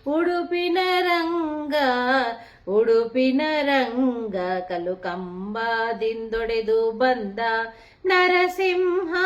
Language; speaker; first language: Kannada; native; Kannada